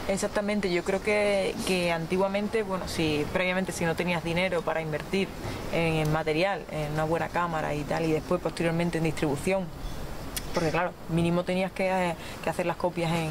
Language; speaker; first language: Spanish; native; Spanish